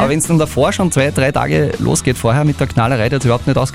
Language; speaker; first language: German; native; German